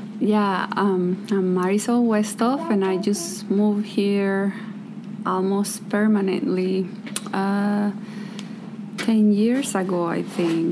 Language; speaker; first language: English; non-native, fluent; Spanish